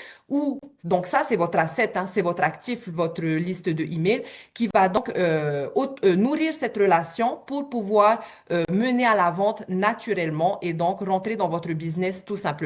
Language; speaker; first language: French; native; French